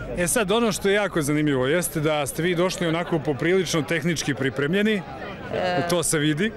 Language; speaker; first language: Serbian; native; Serbian